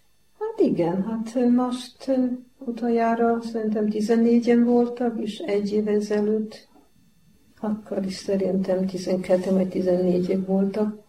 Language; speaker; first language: Hungarian; non-native, fluent; Polish